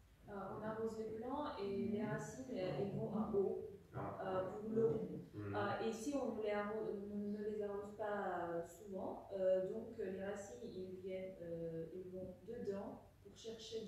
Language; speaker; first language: French; non-native, fluent; Russian